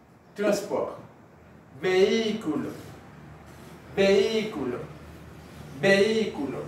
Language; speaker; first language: Spanish; non-native, fluent; Haitian Creole